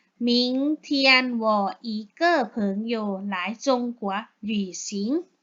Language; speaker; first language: Chinese; non-native, learner; Thai